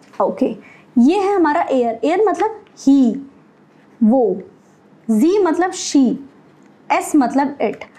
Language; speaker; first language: Hindi; native; Hindi